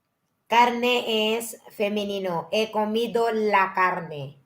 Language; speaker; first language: Spanish; non-native, fluent; Filipino